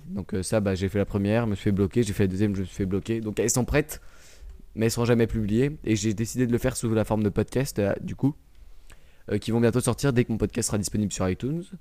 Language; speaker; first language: French; native; French